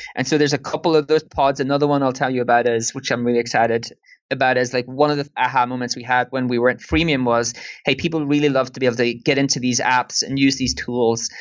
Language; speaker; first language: English; native; English